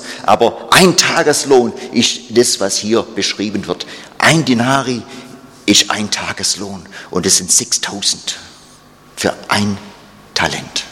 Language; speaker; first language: German; non-native, fluent; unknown